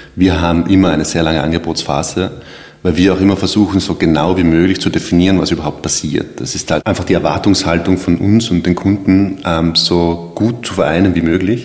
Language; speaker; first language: German; native; German